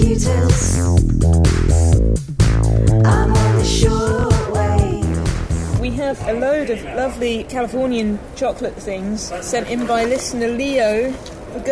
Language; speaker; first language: English; native; English